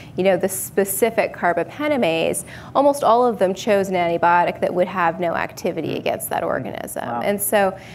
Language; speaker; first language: English; native; English